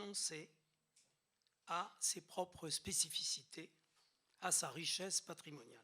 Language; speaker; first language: French; native; French